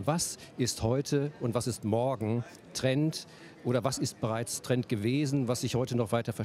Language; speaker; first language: German; native; German